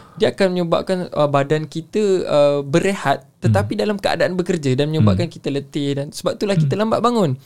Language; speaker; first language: Malay; native; Malay